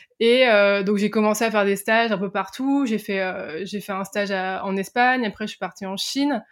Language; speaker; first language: French; native; French